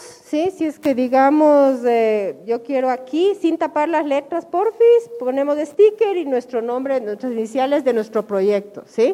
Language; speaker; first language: Spanish; native; Spanish